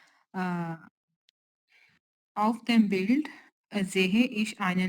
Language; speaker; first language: German; non-native, learner; Urdu